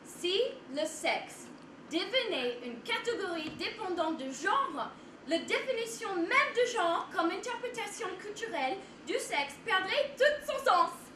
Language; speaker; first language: French; non-native, fluent; English